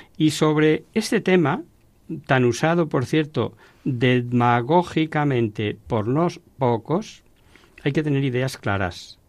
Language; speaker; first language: Spanish; native; Spanish